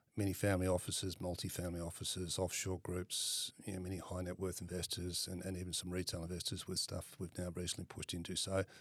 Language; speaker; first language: English; native; English